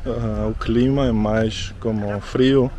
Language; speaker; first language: Portuguese; non-native, learner; Russian